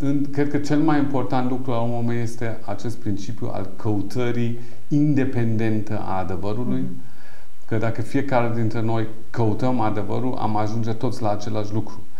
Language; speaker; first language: Romanian; non-native, fluent; Persian